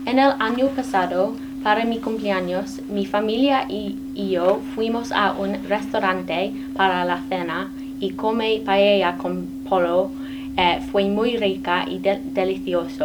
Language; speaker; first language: Spanish; non-native, learner; English